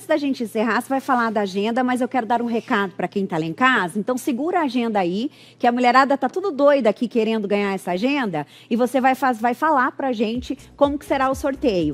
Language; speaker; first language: Portuguese; native; Portuguese